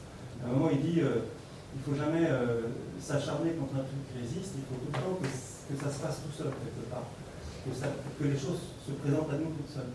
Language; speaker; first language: French; native; French